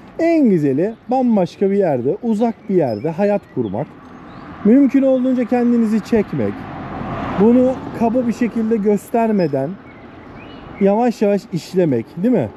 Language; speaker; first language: Turkish; native; Turkish